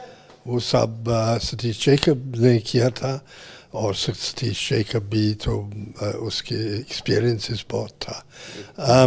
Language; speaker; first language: Hindi; non-native, fluent; English